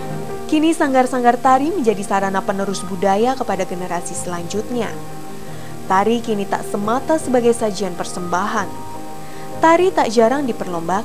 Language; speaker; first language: Indonesian; native; Indonesian